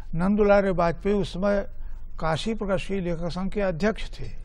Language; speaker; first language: Hindi; native; Hindi